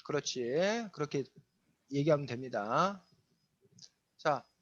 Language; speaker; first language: Korean; native; Korean